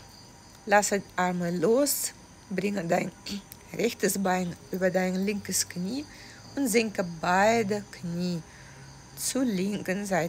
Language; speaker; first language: German; non-native, fluent; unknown